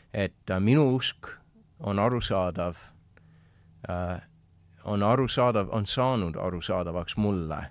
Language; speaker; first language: Estonian; non-native, fluent; English